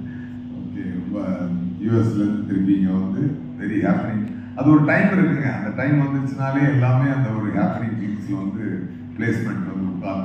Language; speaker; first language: Tamil; native; Tamil